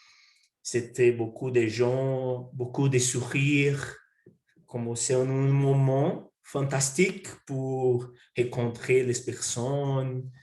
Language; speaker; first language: French; non-native, learner; Portuguese